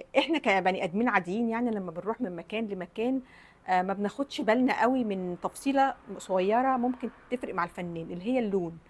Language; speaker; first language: Egyptian Arabic; native; Egyptian Arabic